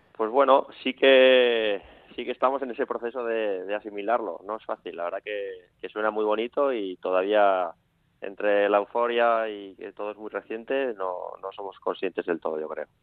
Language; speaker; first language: Spanish; native; Spanish